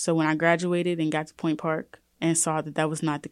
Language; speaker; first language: English; native; English